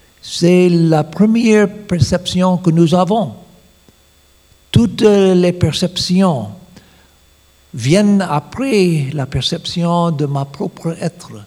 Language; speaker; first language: French; non-native, fluent; English